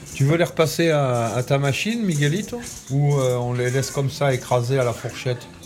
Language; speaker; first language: French; non-native, fluent; Spanish